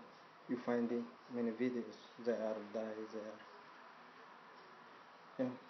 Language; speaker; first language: English; non-native, learner; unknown